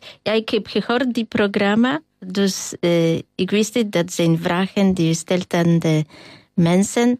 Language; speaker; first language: Dutch; non-native, fluent; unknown